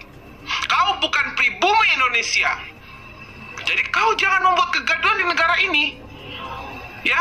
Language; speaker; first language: Indonesian; native; Indonesian